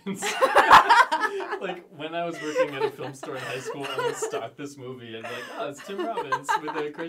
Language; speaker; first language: English; native; English